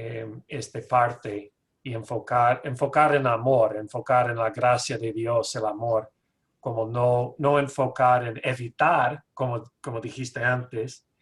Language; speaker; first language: Spanish; non-native, fluent; English